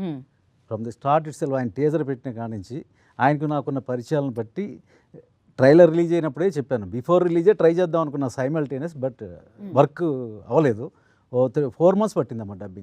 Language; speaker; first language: Telugu; native; Telugu